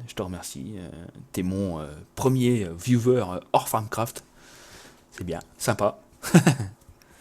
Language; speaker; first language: French; native; French